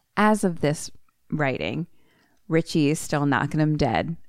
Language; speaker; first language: English; native; English